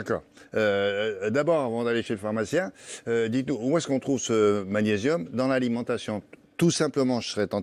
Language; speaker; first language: French; native; French